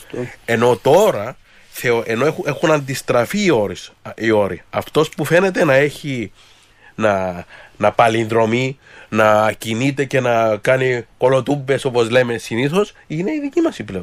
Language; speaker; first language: Greek; native; Greek